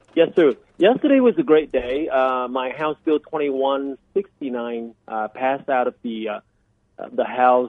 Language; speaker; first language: English; early bilingual, other home language; Vietnamese